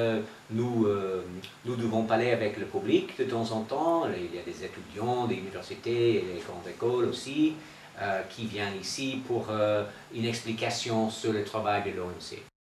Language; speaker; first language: French; non-native, fluent; English